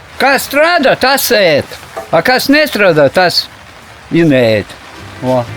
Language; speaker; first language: Latvian; non-native, local second language; Russian